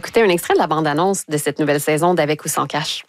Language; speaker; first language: French; native; French